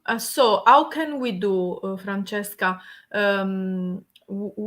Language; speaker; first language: English; non-native, learner; Italian